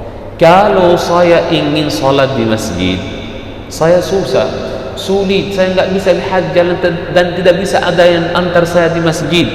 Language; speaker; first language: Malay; non-native, fluent; Arabic